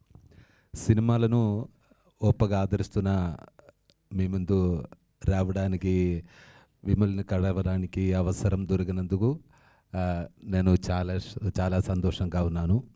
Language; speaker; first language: Telugu; non-native, learner; Malayalam